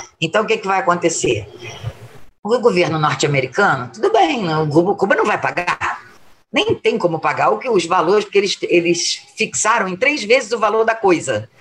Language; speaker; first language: Portuguese; native; Portuguese